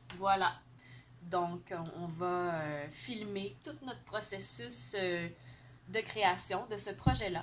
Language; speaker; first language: French; native; French